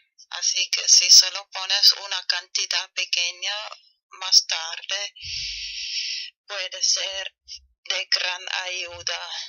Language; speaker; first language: Spanish; non-native, fluent; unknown